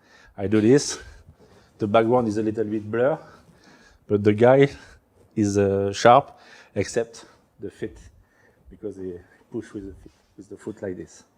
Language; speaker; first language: English; non-native, learner; French